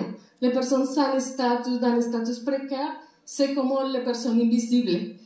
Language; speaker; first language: French; non-native, learner; Spanish